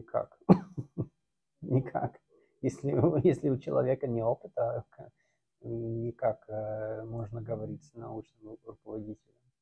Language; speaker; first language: Russian; non-native, fluent; English